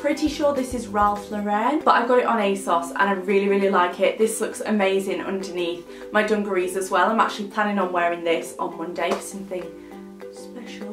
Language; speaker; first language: English; native; English